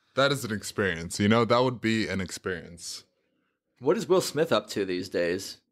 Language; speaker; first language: English; native; English